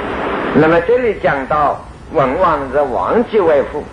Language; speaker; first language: Chinese; native; Chinese